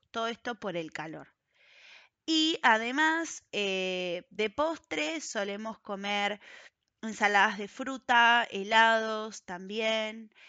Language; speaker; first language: Spanish; native; Spanish